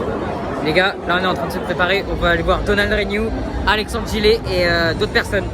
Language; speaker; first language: French; native; French